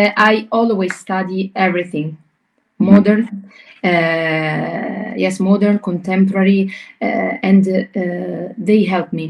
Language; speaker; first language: English; non-native, learner; Italian